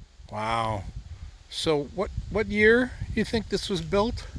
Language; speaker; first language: English; native; English